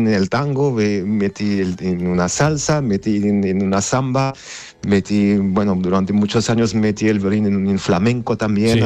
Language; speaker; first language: Spanish; non-native, fluent; Armenian